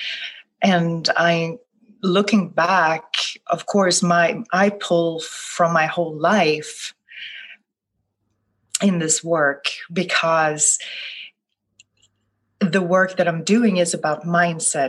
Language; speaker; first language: English; non-native, fluent; Swedish